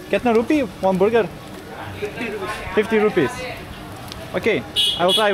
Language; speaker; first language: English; non-native, learner; Lithuanian